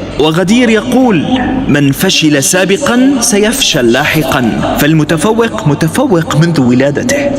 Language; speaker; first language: Arabic; native; Arabic